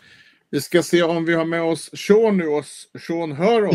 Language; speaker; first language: Swedish; native; Swedish